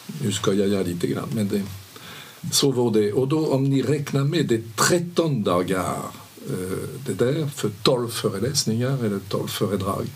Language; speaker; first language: Swedish; non-native, fluent; French